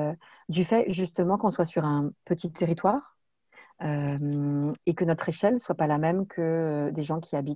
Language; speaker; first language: French; native; French